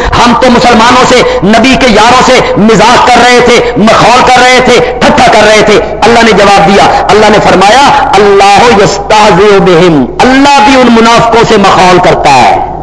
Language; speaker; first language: Urdu; non-native, local second language; Punjabi